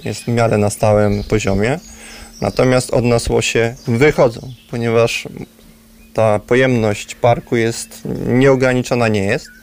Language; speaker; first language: Polish; native; Polish